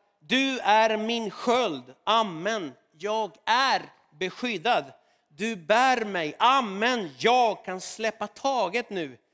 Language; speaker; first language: Swedish; non-native, fluent; Spanish